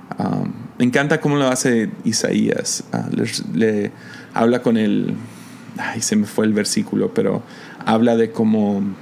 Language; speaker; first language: Spanish; non-native, fluent; English